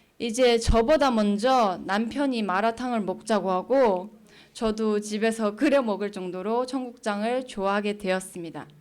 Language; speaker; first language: Korean; non-native, fluent; Chinese